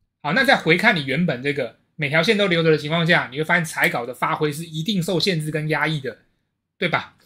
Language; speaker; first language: Chinese; native; Chinese